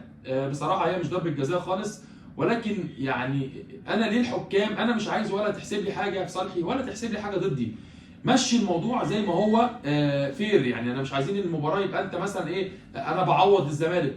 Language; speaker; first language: Arabic; native; Arabic